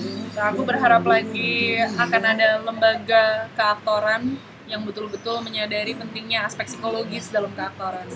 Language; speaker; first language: Indonesian; native; Indonesian